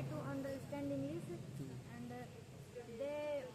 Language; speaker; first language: English; non-native, learner; Hindi